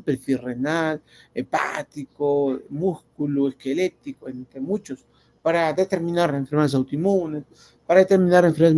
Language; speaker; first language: Spanish; native; Spanish